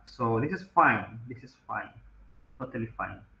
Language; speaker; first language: English; non-native, local second language; Malay